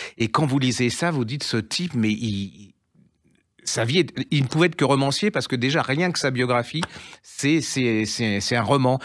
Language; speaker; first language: French; native; French